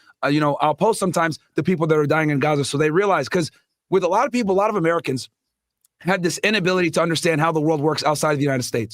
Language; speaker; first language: English; native; English